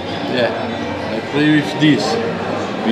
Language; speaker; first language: English; non-native, learner; Portuguese